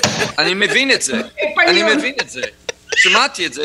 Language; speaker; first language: Hebrew; non-native, fluent; English